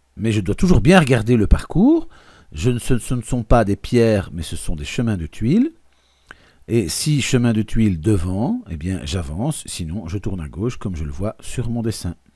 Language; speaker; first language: French; native; French